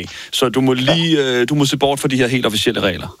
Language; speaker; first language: Danish; native; Danish